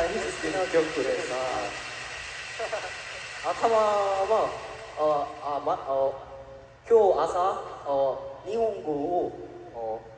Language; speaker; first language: Japanese; non-native, learner; Korean